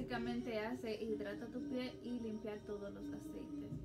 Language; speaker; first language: Spanish; early bilingual, heritage; Spanish